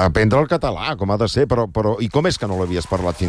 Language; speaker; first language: Catalan; native; Catalan